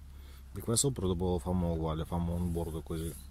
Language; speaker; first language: Italian; non-native, fluent; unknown